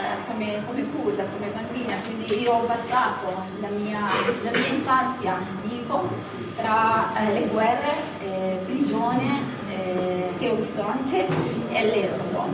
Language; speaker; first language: Italian; non-native, fluent; Kurdish